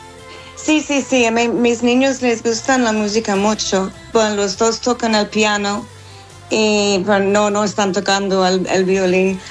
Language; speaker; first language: Spanish; non-native, fluent; English